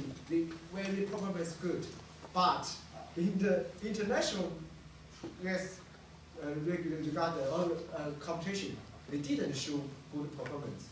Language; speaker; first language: English; non-native, learner; Chinese